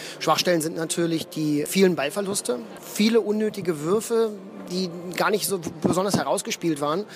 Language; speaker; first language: German; native; German